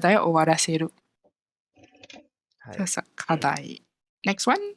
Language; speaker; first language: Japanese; non-native, fluent; Malay